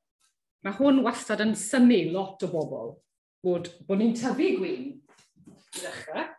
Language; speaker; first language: Welsh; native; Welsh